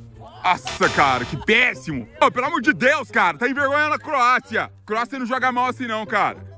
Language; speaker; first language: Portuguese; native; Portuguese